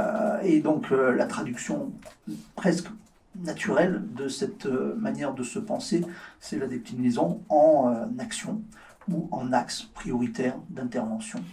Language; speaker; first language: French; native; French